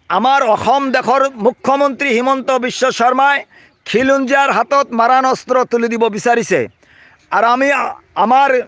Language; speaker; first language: Assamese; non-native, local second language; Bangla